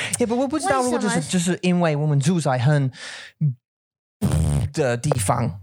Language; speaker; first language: Chinese; non-native, learner; English